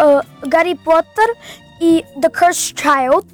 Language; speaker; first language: Russian; early bilingual, heritage; Russian